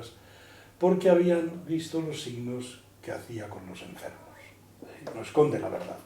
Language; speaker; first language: Spanish; native; Spanish